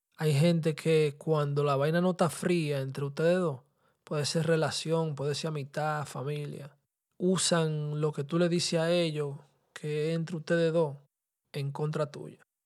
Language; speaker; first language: Spanish; early bilingual, heritage; Spanish